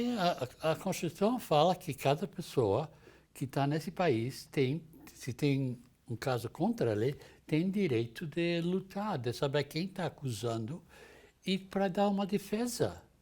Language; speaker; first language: Portuguese; non-native, fluent; English